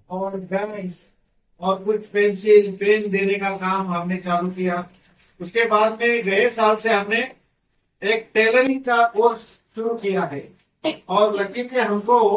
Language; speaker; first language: Hindi; non-native, local second language; Marathi